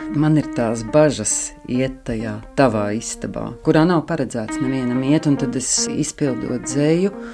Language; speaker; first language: Latvian; native; Latvian